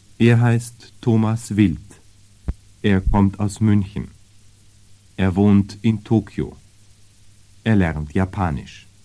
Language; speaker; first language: German; native; German